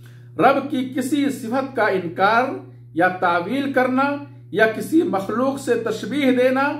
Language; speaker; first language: Urdu; native; Urdu